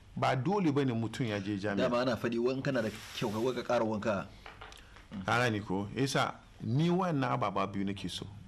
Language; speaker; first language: Hausa; native; Hausa